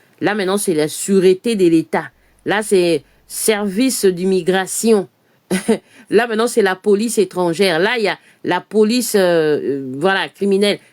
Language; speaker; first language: French; non-native, local second language; Lingala